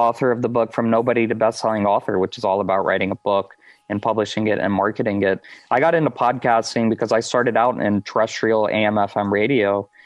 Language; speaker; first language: English; native; English